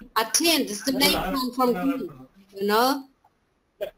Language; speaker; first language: English; non-native, fluent; German